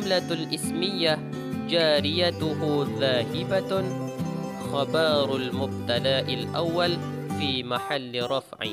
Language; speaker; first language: Arabic; non-native, fluent; Indonesian